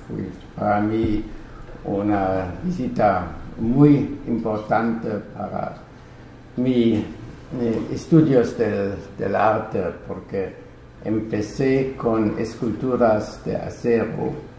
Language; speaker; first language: Spanish; non-native, learner; German